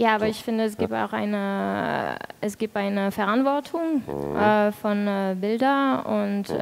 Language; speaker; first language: German; non-native, fluent; French